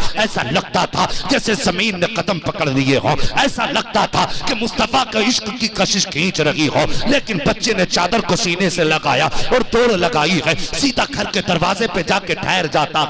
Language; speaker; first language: Urdu; native; Urdu